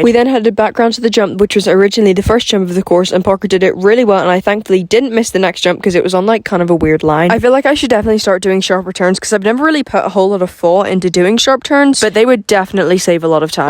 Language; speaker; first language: English; native; English